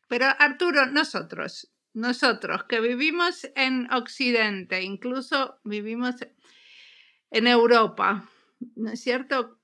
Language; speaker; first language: Spanish; native; Spanish